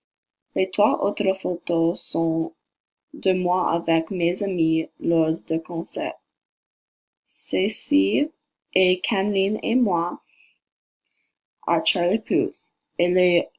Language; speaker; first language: French; non-native, learner; English